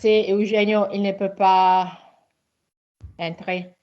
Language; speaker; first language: French; non-native, learner; Italian